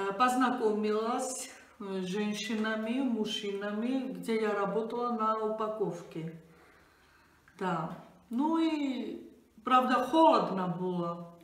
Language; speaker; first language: Russian; non-native, fluent; Armenian